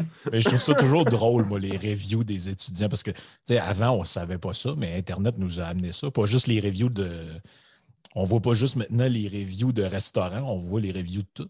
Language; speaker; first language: French; native; French